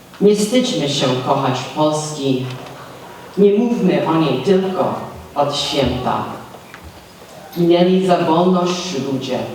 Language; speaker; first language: Polish; early bilingual, heritage; Polish